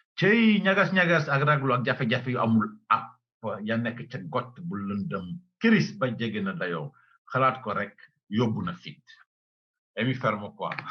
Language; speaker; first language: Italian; non-native, fluent; Wolof